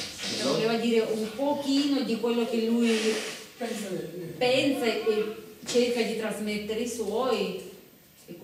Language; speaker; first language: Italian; non-native, fluent; Russian